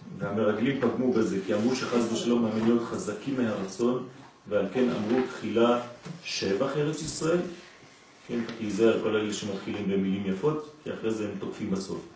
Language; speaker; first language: Hebrew; non-native, fluent; French